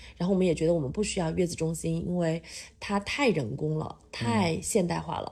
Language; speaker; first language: Chinese; native; Chinese